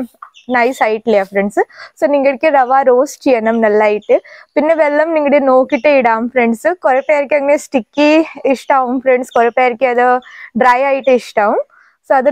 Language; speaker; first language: Malayalam; non-native, learner; Hindi